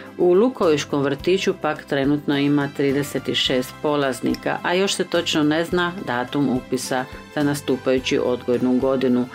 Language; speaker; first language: Croatian; early bilingual, heritage; Croatian